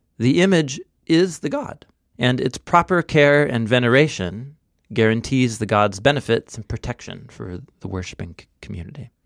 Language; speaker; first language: English; native; English